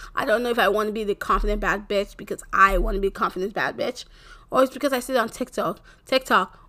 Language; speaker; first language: English; early bilingual, other home language; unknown